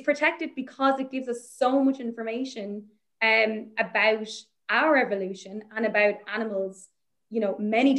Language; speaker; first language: English; native; English